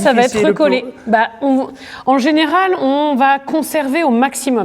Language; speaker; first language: French; native; French